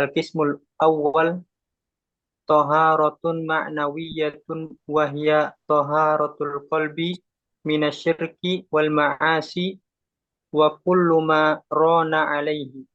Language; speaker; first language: Arabic; non-native, learner; Indonesian